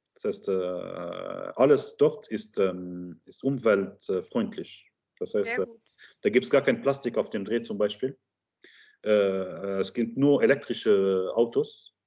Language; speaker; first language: German; non-native, local second language; Arabic